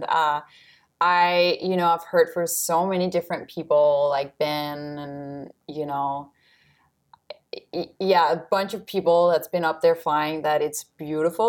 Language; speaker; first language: English; non-native, fluent; Danish